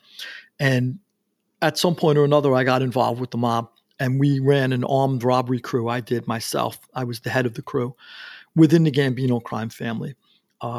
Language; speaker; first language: English; native; English